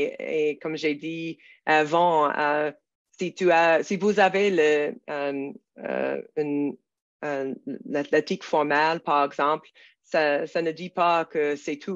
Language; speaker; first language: French; non-native, local second language; English